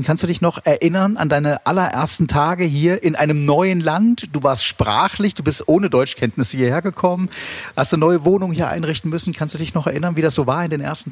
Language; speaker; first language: German; native; German